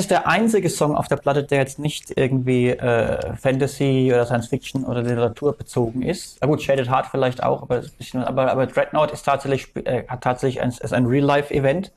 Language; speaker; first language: German; native; German